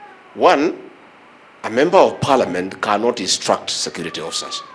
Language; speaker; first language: English; non-native, local second language; Kikuyu